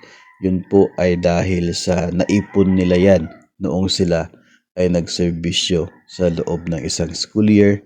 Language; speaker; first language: Filipino; native; Filipino